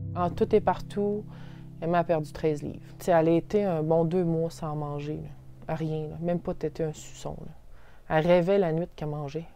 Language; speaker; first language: French; native; French